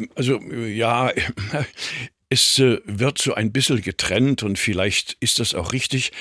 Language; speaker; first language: German; native; German